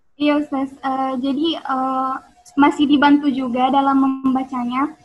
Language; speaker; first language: Indonesian; native; Indonesian